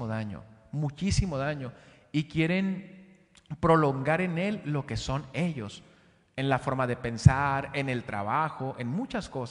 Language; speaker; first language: Spanish; native; Spanish